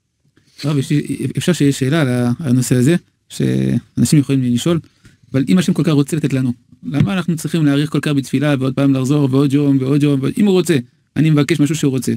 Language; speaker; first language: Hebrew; non-native, learner; French